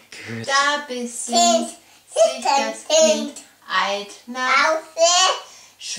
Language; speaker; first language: German; native; German